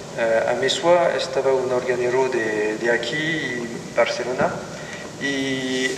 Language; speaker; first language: Spanish; non-native, learner; French